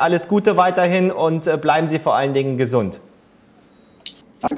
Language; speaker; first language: German; native; German